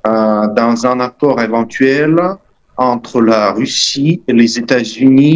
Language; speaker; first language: French; non-native, fluent; Russian